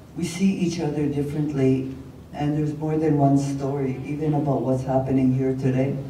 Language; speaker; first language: English; native; English